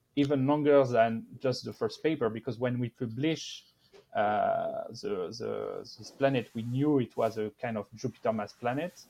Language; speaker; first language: English; non-native, fluent; French